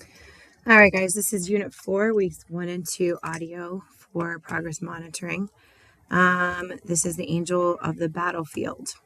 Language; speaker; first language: English; native; English